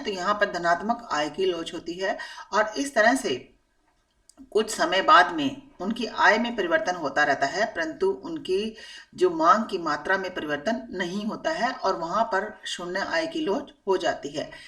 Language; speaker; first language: Hindi; native; Hindi